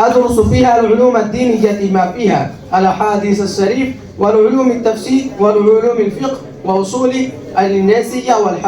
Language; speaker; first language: Arabic; non-native, learner; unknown